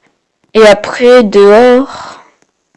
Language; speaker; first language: French; native; French